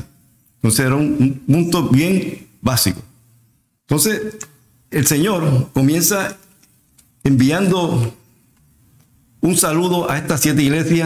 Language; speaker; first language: Spanish; native; Spanish